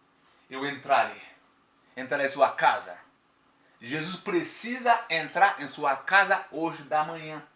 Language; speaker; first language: Portuguese; non-native, learner; Haitian Creole